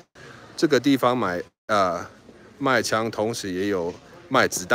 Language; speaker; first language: Chinese; non-native, fluent; English